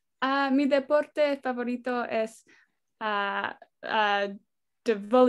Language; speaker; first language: Spanish; non-native, learner; English